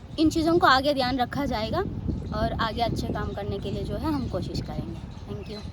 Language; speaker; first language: Hindi; non-native, local second language; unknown